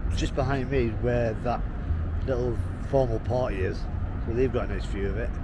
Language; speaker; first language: English; native; English